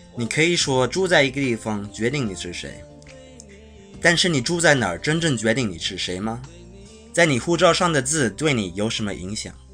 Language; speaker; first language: Chinese; early bilingual, heritage; Chinese